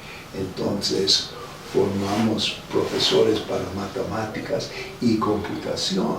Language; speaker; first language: Spanish; non-native, fluent; English